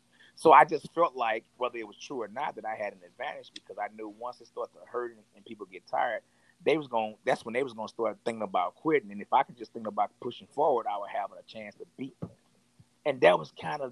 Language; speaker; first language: English; native; English